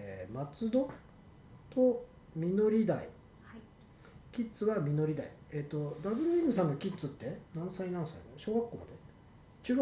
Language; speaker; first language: Japanese; native; Japanese